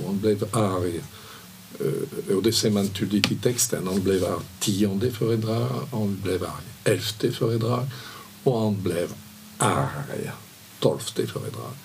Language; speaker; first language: Swedish; non-native, fluent; French